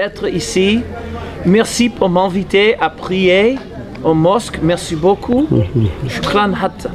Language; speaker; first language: French; non-native, learner; English